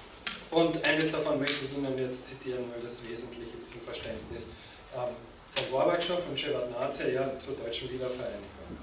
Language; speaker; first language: German; native; German